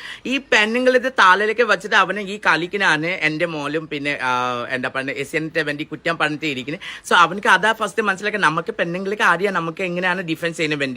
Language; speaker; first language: Malayalam; non-native, learner; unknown